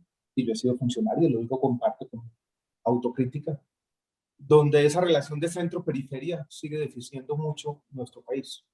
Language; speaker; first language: Spanish; native; Spanish